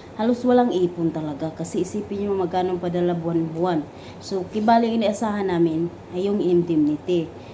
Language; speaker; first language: Filipino; non-native, local second language; Cebuano